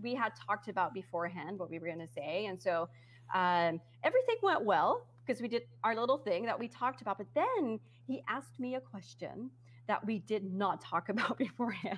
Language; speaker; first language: English; non-native, fluent; Dutch